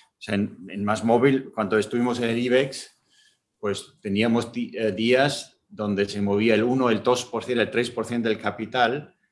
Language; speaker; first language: Spanish; non-native, fluent; German